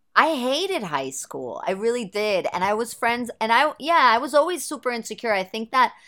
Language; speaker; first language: English; early bilingual, other home language; German